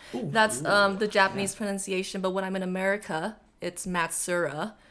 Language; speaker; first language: English; early bilingual, other home language; Japanese